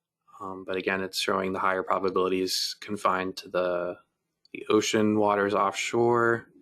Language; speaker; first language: English; native; English